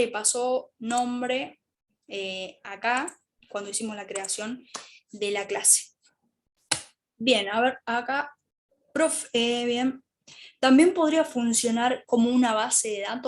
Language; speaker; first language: Spanish; native; Spanish